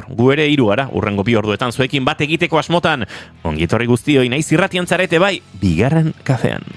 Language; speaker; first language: Basque; native; Basque